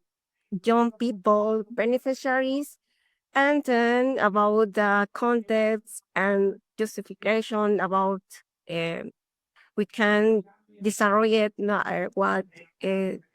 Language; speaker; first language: English; non-native, learner; Spanish